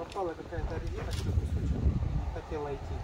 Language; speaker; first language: Russian; native; Russian